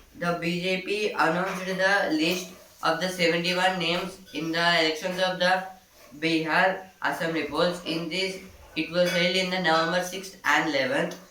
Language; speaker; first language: English; non-native, local second language; Telugu